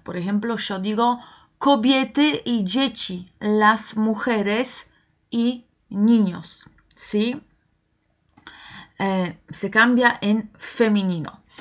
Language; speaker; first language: Spanish; non-native, fluent; Polish